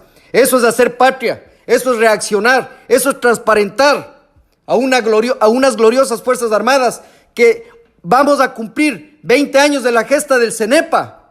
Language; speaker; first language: Spanish; native; Spanish